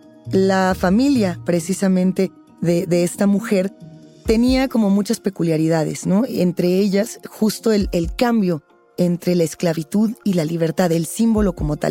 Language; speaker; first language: Spanish; native; Spanish